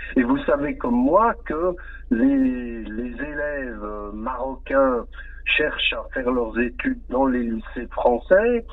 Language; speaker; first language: French; native; French